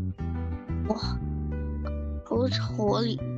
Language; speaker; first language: Chinese; early bilingual, heritage; Cantonese